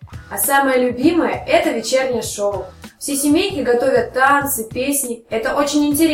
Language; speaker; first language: Russian; native; Russian